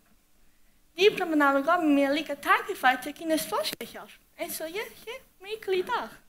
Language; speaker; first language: Icelandic; early bilingual, other home language; Portuguese